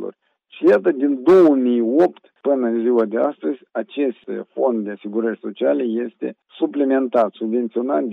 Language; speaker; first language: Romanian; native; Romanian